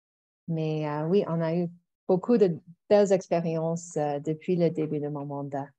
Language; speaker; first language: French; non-native, local second language; English